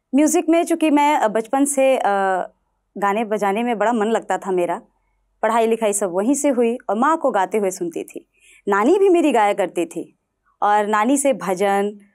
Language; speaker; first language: Hindi; non-native, local second language; Bhojpuri